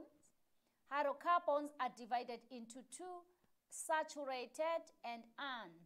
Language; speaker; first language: English; non-native, local second language; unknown